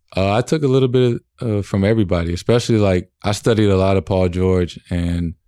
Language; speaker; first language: English; native; English